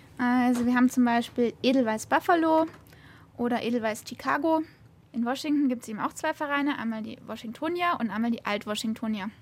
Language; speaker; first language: German; native; German